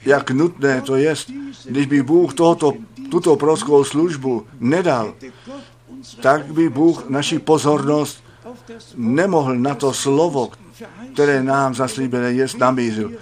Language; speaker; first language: Czech; non-native, fluent; German